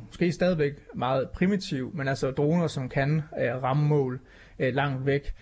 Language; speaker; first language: Danish; native; Danish